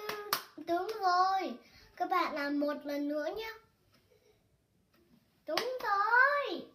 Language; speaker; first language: Vietnamese; early bilingual, heritage; Vietnamese